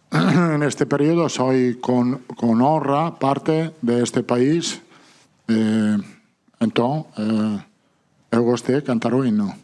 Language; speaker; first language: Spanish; non-native, fluent; Italian